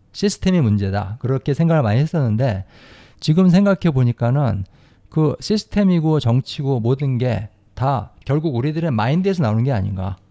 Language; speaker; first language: Korean; native; Korean